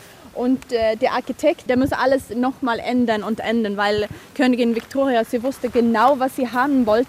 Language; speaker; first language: German; non-native, fluent; Swedish